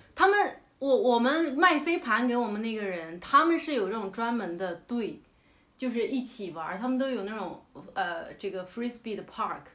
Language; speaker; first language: Chinese; native; Chinese